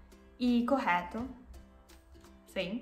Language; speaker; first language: Portuguese; non-native, learner; German